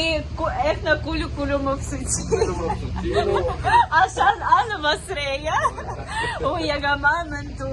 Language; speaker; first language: Arabic; non-native, learner; Russian